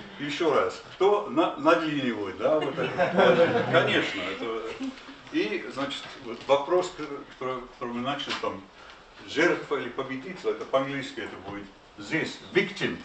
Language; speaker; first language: Russian; non-native, fluent; English